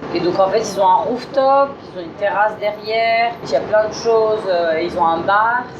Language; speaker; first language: French; native; French